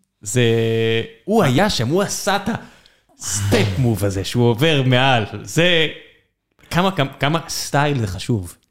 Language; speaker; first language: Hebrew; native; Hebrew